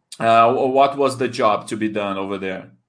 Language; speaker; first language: English; non-native, fluent; Portuguese